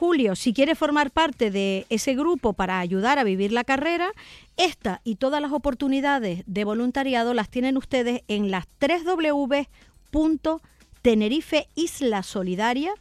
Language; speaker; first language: Spanish; native; Spanish